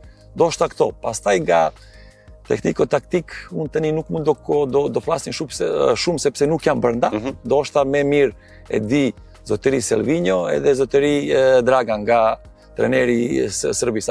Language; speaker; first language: Albanian; non-native, learner; Serbian